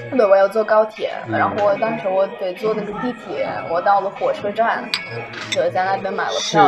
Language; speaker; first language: Chinese; non-native, fluent; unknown